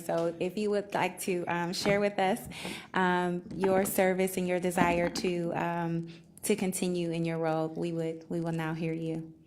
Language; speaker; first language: English; native; English